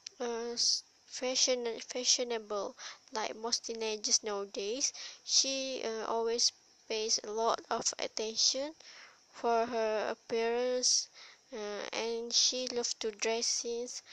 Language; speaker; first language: English; non-native, learner; Malay